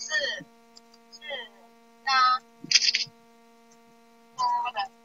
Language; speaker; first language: Chinese; non-native, learner; Indonesian